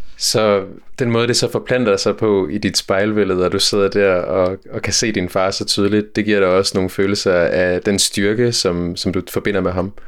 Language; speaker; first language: Danish; native; Danish